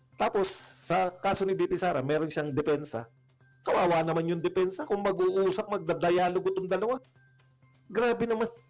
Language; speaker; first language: Filipino; native; Filipino